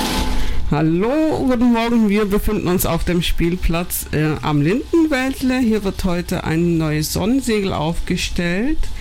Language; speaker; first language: German; native; German